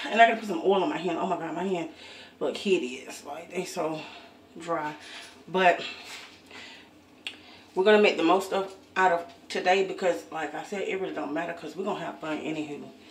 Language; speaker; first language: English; native; English